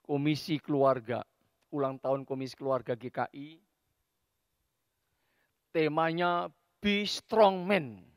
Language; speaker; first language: Indonesian; native; Indonesian